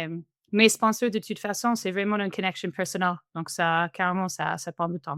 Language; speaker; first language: French; non-native, fluent; English